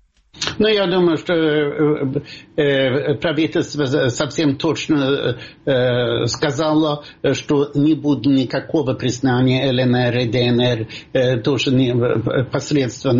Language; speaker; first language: Russian; non-native, fluent; Swedish